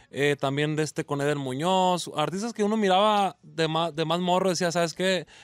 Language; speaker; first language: Spanish; native; Spanish